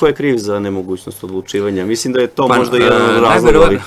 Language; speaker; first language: Serbian; native; Serbian